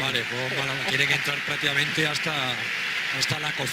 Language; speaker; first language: Spanish; native; Spanish